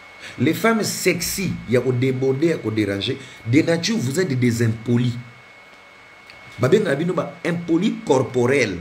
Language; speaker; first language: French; non-native, local second language; Lingala